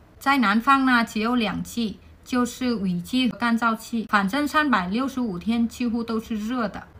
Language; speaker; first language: Chinese; non-native, fluent; Vietnamese